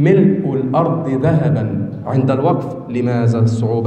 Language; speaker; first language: Arabic; native; Arabic